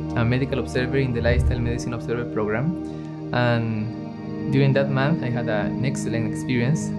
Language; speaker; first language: English; non-native, fluent; Spanish